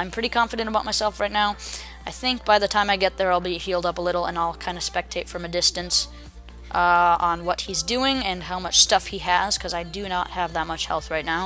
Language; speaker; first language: English; native; English